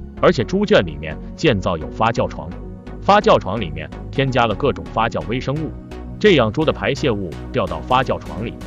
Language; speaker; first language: Chinese; native; Chinese